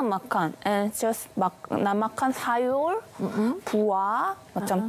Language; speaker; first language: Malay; non-native, learner; Korean